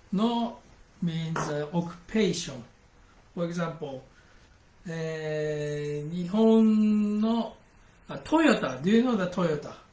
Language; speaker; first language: English; non-native, learner; Japanese